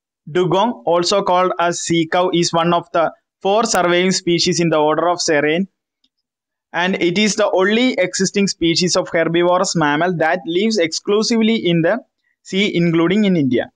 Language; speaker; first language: English; non-native, local second language; Malayalam